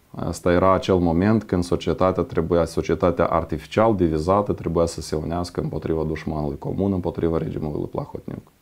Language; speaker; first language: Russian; non-native, local second language; Romanian